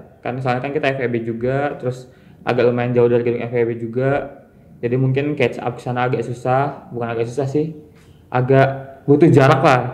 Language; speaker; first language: Indonesian; native; Indonesian